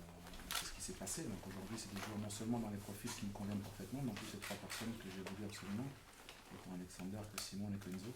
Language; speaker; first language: French; native; French